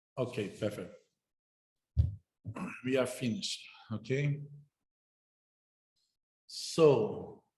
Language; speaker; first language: English; non-native, fluent; Portuguese